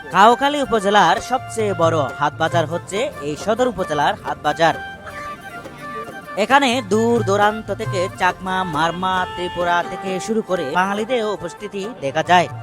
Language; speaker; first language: Bangla; non-native, local second language; Chakma